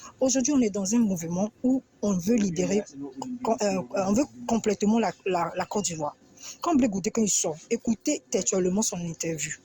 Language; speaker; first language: French; native; French